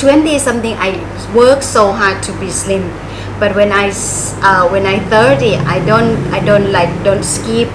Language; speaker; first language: English; non-native, learner; Thai